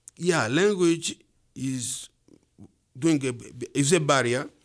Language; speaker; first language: English; non-native, learner; Swahili